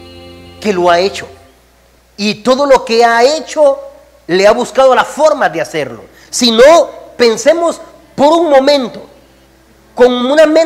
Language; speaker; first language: Spanish; native; Spanish